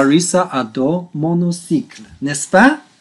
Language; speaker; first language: French; non-native, learner; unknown